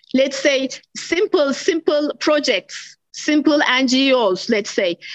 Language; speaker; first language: English; non-native, fluent; Turkish